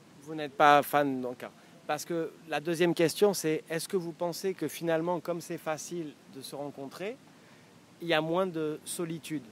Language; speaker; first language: French; native; French